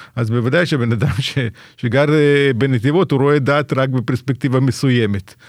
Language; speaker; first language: Hebrew; non-native, fluent; Russian